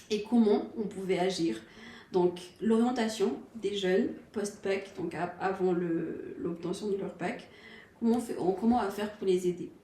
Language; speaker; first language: French; non-native, local second language; Malagasy